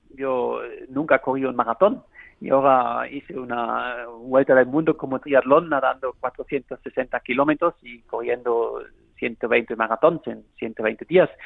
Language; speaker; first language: Spanish; non-native, fluent; German